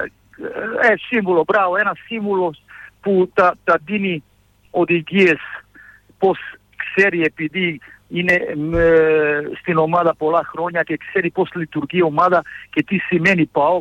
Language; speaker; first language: Greek; non-native, fluent; Serbian